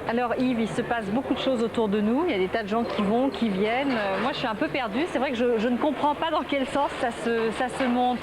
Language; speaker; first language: French; native; French